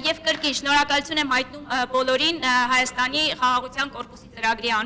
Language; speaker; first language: Armenian; native; Armenian